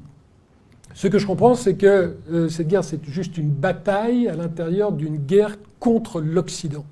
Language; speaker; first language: French; native; French